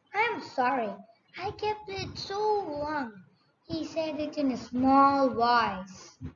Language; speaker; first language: English; non-native, local second language; Tamil